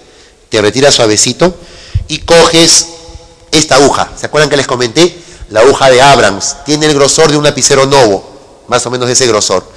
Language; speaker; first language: Spanish; native; Spanish